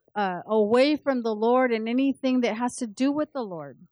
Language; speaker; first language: English; early bilingual, other home language; Spanish